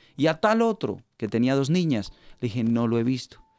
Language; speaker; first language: Spanish; native; Spanish